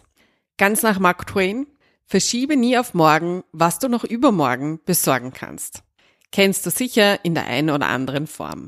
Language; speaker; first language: German; native; German